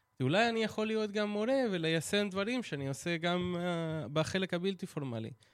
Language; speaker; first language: Hebrew; non-native, fluent; Spanish